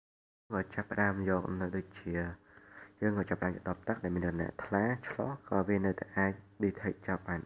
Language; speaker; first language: Khmer; native; Khmer